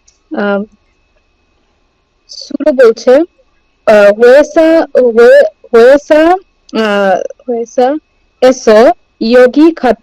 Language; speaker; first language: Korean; non-native, learner; Bangla